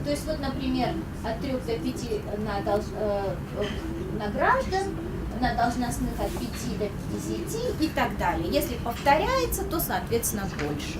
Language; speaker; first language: Russian; native; Russian